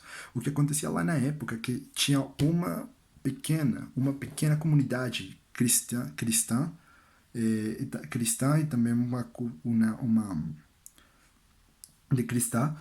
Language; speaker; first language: Portuguese; non-native, learner; Spanish